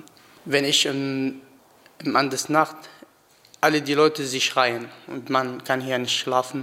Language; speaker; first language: German; non-native, learner; Arabic